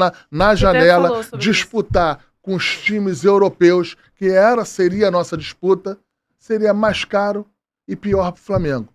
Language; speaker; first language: Portuguese; native; Portuguese